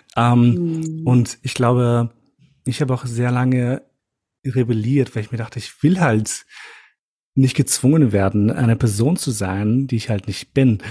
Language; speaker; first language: German; early bilingual, other home language; Albanian